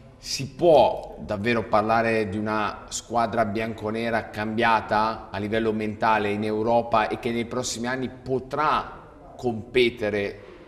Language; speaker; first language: Italian; native; Italian